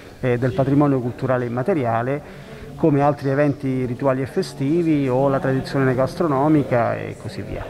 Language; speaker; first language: Italian; native; Italian